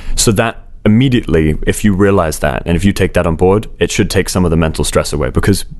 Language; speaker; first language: English; native; English